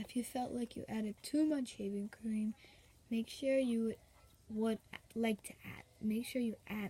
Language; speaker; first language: English; native; English